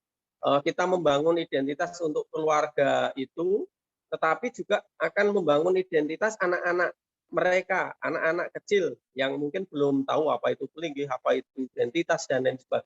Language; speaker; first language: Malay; non-native, local second language; Javanese